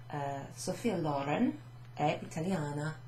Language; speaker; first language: Italian; non-native, fluent; English